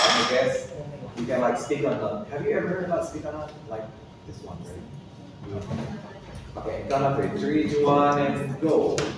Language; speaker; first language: English; non-native, fluent; Indonesian